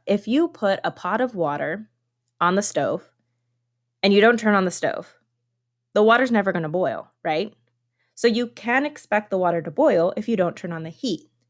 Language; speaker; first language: English; early bilingual, other home language; Spanish